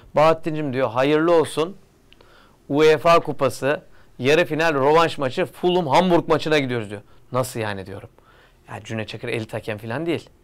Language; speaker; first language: Turkish; native; Turkish